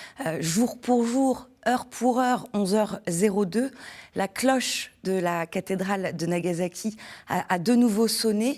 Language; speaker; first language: French; native; French